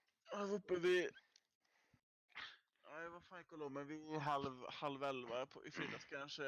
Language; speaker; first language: Swedish; native; Swedish